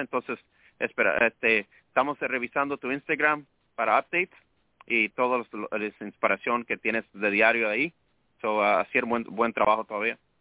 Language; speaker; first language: Spanish; early bilingual, heritage; Spanish